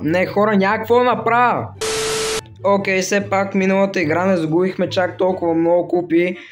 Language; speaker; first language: Bulgarian; native; Bulgarian